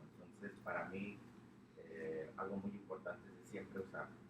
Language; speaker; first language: Spanish; early bilingual, heritage; Spanish